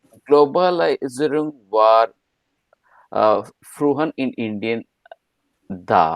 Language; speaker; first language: German; non-native, learner; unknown